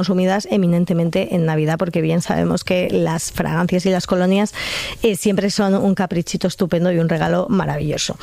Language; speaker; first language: Spanish; native; Spanish